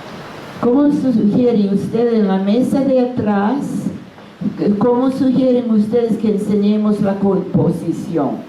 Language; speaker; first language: Spanish; non-native, fluent; English